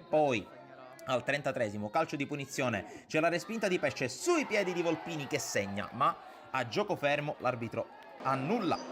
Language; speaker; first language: Italian; native; Italian